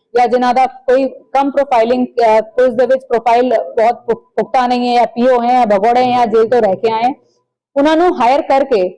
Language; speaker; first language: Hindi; non-native, local second language; Punjabi